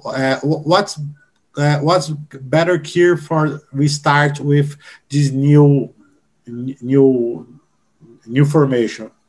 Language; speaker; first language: English; non-native, learner; Portuguese